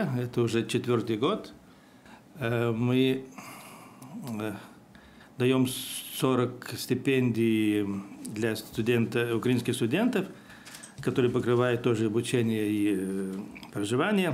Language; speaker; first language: Russian; non-native, fluent; Lithuanian